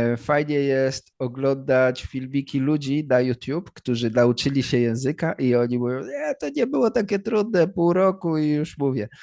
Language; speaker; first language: Polish; native; Polish